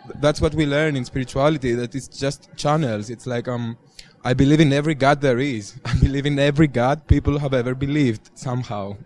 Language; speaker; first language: English; non-native, fluent; Greek